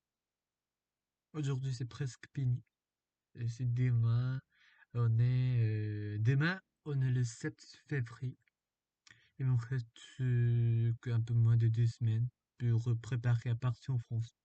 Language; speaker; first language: French; non-native, fluent; Korean